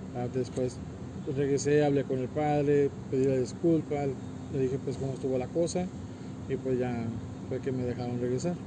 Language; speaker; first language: Spanish; early bilingual, heritage; Spanish